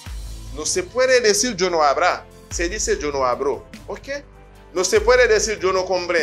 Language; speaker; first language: Spanish; non-native, fluent; Haitian Creole